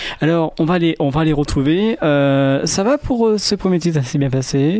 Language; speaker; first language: French; native; French